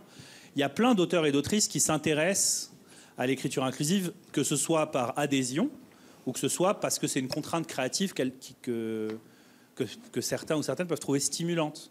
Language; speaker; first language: French; native; French